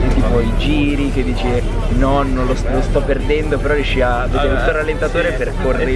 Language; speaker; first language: Italian; native; Italian